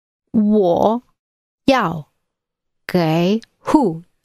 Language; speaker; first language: Chinese; non-native, learner; English